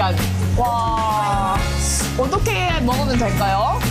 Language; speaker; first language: Korean; non-native, learner; Chinese